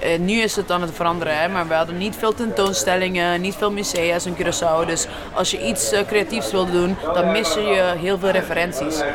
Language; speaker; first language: Dutch; non-native, local second language; Papiamento